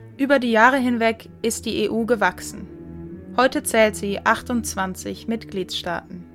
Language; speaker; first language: German; native; German